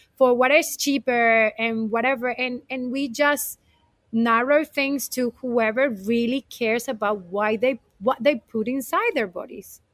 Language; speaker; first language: English; non-native, fluent; Spanish